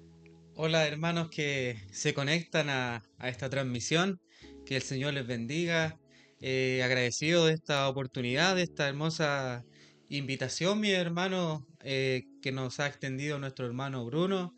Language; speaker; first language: Spanish; native; Spanish